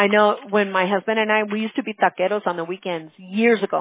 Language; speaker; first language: English; early bilingual, other home language; Spanish